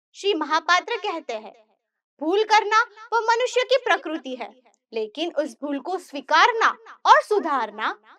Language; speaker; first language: Hindi; non-native, local second language; Gujarati